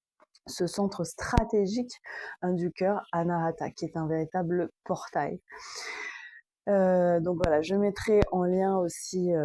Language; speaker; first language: French; native; French